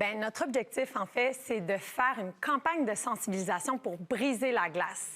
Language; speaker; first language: French; native; French